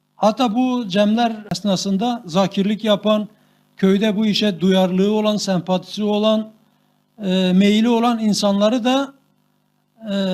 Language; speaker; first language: Turkish; non-native, local second language; Kurdish